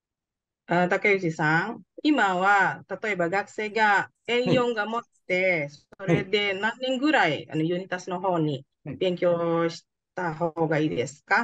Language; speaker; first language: Japanese; non-native, fluent; Indonesian